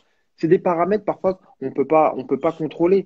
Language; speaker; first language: French; native; French